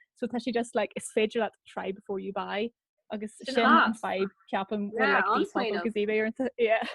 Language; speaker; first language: Irish; non-native, local second language; English